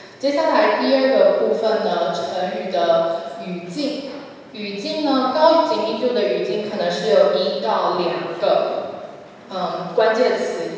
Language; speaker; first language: Chinese; native; Chinese